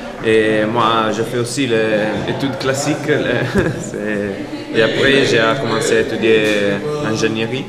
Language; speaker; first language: French; non-native, fluent; Italian